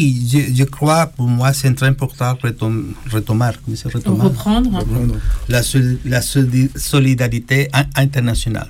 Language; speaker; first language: French; non-native, learner; Spanish